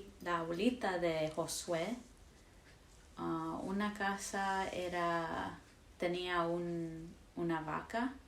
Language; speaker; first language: Spanish; early bilingual, heritage; English